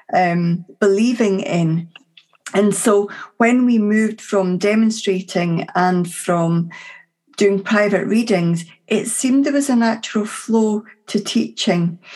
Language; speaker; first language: English; native; English